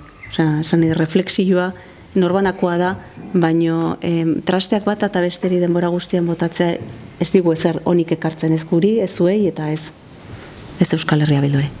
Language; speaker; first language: Basque; native; Basque